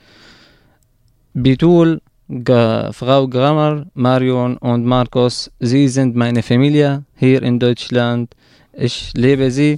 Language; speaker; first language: German; non-native, learner; Arabic